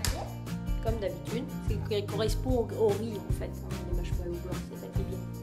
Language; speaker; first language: French; native; French